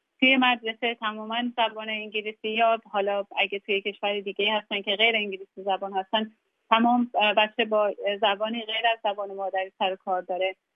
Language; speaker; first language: Persian; native; Persian